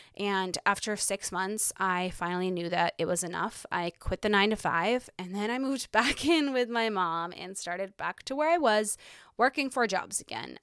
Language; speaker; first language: English; early bilingual, other home language; Ukrainian